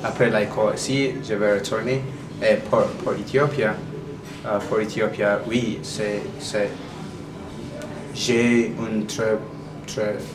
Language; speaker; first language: French; non-native, learner; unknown